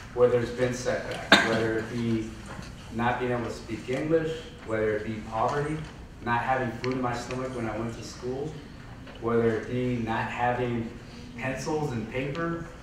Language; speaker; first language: English; early bilingual, other home language; Spanish